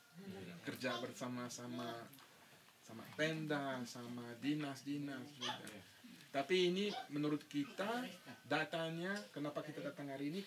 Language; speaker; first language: Indonesian; non-native, fluent; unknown